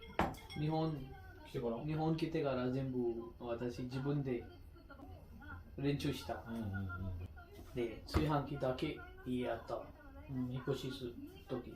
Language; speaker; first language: Japanese; non-native, learner; Urdu